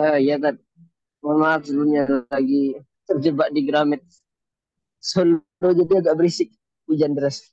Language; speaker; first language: Indonesian; native; Indonesian